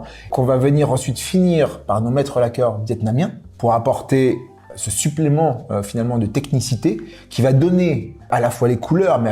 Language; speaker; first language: French; native; French